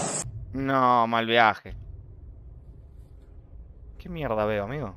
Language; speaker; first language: Spanish; native; Spanish